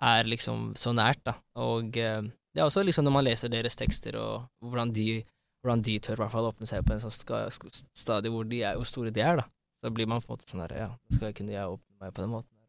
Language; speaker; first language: Norwegian; early bilingual, other home language; Amharic